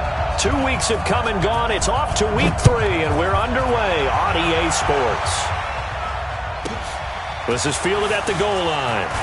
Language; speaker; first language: English; native; English